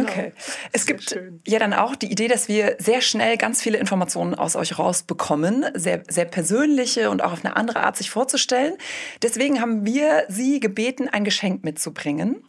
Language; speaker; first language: German; native; German